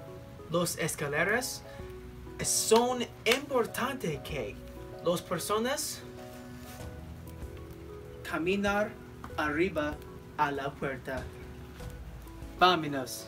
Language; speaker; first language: Spanish; non-native, learner; English